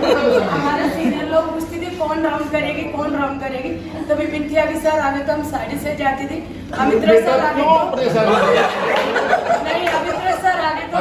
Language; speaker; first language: Hindi; non-native, local second language; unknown